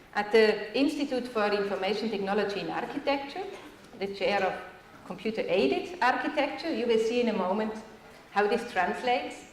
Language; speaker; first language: English; non-native, fluent; German